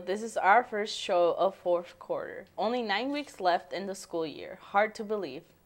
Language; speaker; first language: English; early bilingual, other home language; Spanish